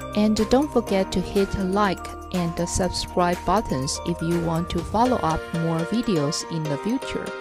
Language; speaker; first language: English; non-native, fluent; Chinese